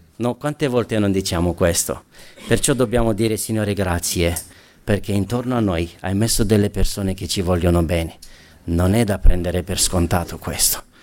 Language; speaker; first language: Italian; non-native, fluent; Romanian